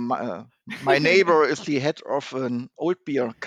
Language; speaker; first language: English; non-native, fluent; German